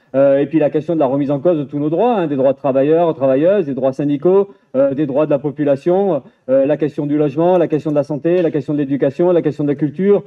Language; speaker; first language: French; native; French